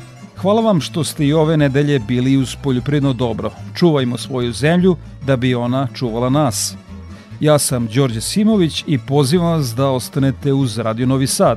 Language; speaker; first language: Serbian; native; Serbian